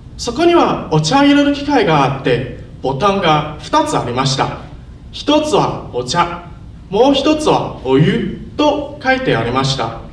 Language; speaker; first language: Japanese; non-native, learner; Chinese